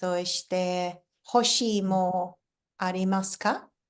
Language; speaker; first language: Japanese; non-native, fluent; English